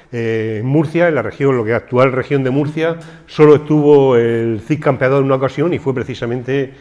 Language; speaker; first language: Spanish; native; Spanish